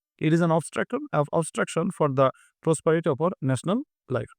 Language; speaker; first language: English; non-native, local second language; Bangla